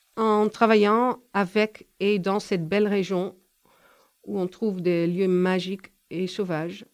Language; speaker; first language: French; non-native, fluent; Dutch